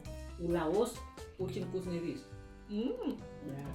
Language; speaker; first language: Russian; non-native, learner; Vietnamese